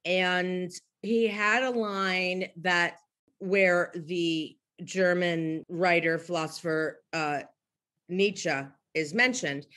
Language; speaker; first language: English; native; English